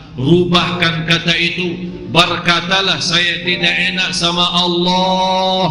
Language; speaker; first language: Indonesian; non-native, fluent; Arabic